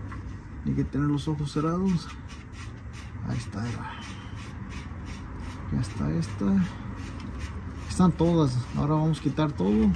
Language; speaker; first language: Spanish; early bilingual, heritage; Spanish